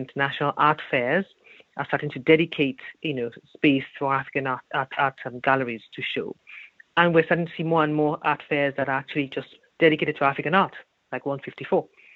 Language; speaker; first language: English; non-native, local second language; Yoruba